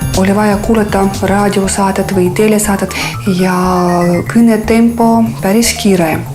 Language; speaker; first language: Estonian; non-native, fluent; Russian